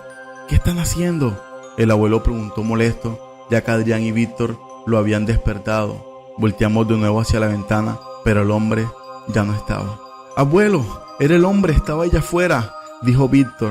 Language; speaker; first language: Spanish; native; Spanish